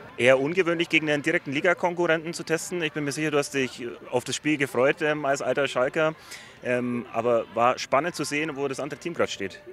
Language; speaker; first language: German; native; German